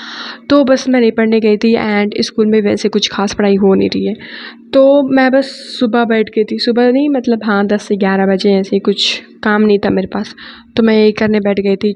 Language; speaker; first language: Hindi; native; Hindi